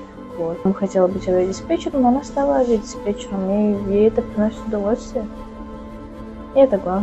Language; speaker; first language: Russian; native; Russian